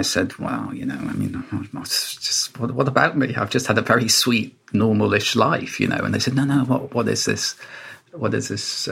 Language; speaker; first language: English; native; English